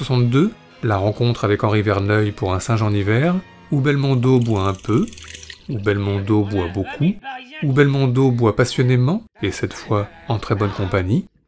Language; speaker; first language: French; native; French